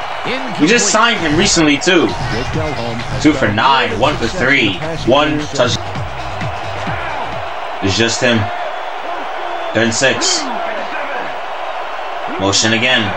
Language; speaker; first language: English; native; English